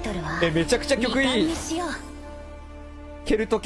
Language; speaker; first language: Japanese; native; Japanese